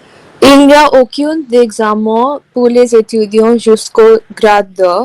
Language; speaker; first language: French; non-native, learner; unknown